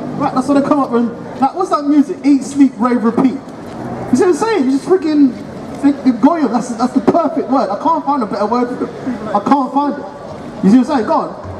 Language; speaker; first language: English; native; English